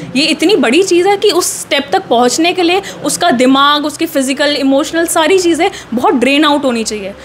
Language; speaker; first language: Hindi; native; Hindi